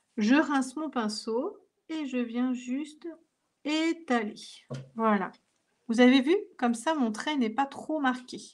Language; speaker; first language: French; native; French